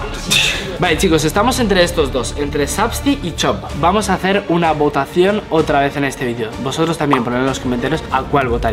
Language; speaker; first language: Spanish; native; Spanish